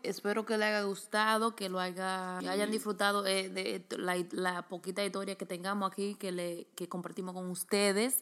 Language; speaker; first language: Spanish; early bilingual, heritage; Spanish